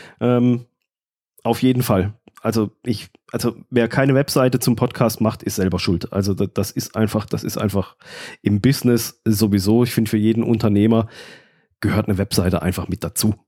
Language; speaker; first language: German; native; German